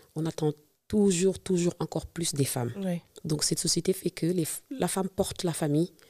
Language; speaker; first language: French; non-native, local second language; Serer